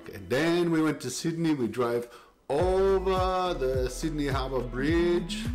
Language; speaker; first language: English; native; English